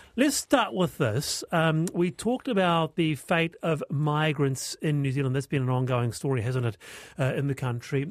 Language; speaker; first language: English; native; English